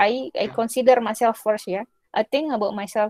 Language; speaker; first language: English; non-native, fluent; Indonesian